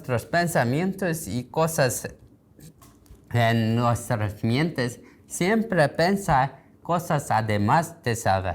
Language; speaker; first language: Spanish; non-native, learner; Korean